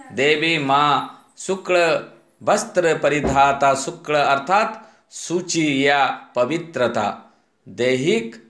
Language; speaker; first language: Hindi; non-native, local second language; Odia